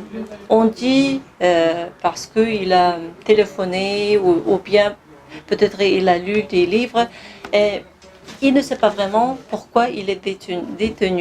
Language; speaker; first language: French; non-native, fluent; Kazakh